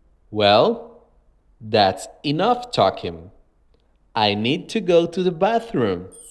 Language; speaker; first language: English; non-native, fluent; Spanish